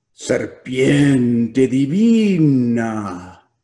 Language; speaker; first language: Spanish; native; Spanish